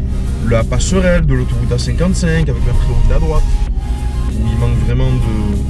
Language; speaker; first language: French; native; French